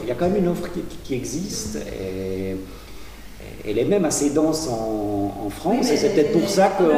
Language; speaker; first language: French; native; French